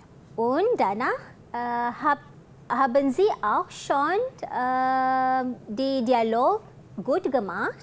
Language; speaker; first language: German; non-native, fluent; Malay